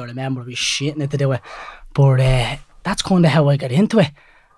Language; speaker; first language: English; native; English